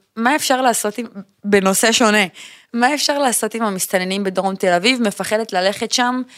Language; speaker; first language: Hebrew; native; Hebrew